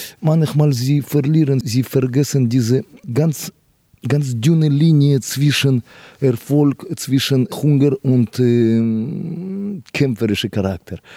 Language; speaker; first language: German; non-native, fluent; Russian